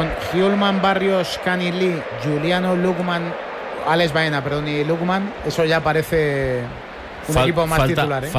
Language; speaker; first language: Spanish; native; Spanish